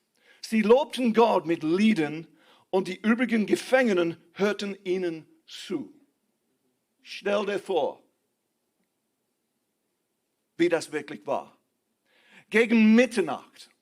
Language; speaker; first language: German; non-native, fluent; English